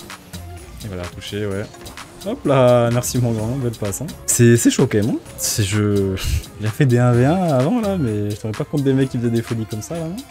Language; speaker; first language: French; native; French